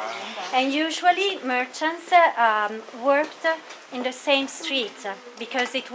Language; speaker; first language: English; non-native, fluent; French